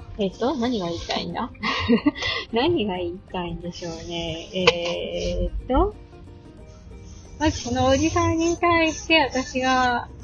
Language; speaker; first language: Japanese; native; Japanese